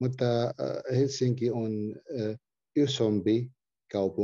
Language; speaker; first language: Finnish; non-native, learner; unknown